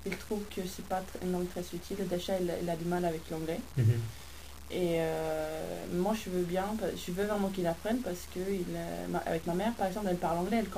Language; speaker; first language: French; non-native, fluent; Swedish